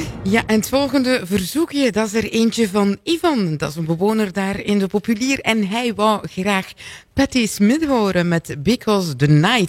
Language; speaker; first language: Dutch; native; Dutch